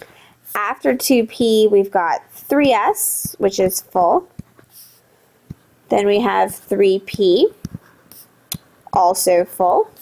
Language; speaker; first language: English; native; English